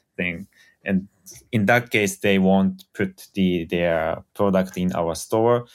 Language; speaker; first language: English; non-native, fluent; Japanese